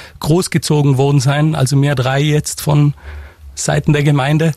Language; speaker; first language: German; native; German